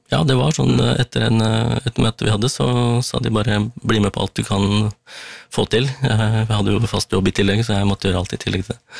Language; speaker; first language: Norwegian; early bilingual, other home language; Tamil